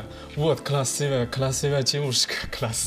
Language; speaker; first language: Russian; non-native, learner; Chinese